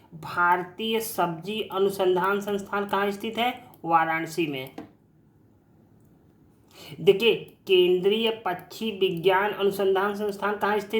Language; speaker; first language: Hindi; native; Hindi